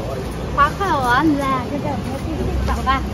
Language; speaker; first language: Chinese; non-native, learner; Vietnamese